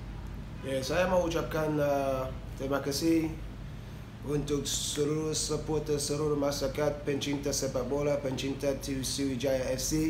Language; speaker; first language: Indonesian; non-native, fluent; English